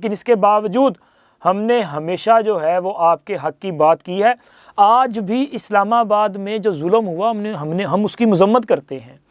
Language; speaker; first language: Urdu; non-native, local second language; Punjabi